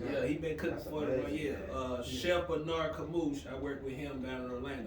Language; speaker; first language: English; native; English